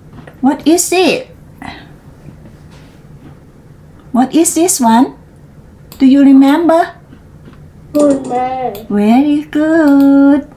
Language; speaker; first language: English; non-native, learner; Thai